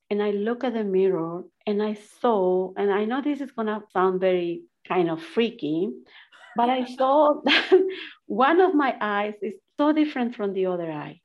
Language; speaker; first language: English; non-native, fluent; Spanish